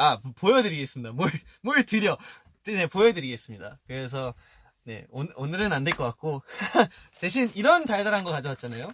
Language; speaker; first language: Korean; early bilingual, heritage; Korean